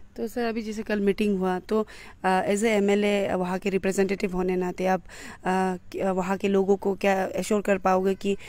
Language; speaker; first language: Hindi; non-native, local second language; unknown